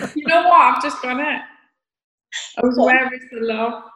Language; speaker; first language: English; native; English